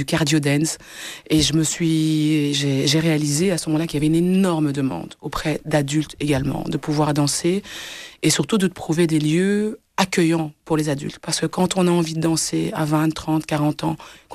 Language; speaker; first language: French; early bilingual, other home language; Swahili